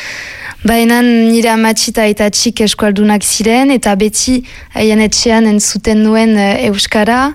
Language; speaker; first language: Basque; non-native, local second language; French